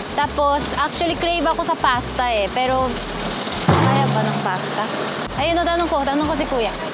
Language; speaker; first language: Filipino; non-native, fluent; Korean